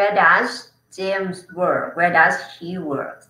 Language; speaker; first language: English; non-native, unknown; Thai